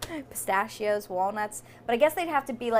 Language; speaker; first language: English; native; English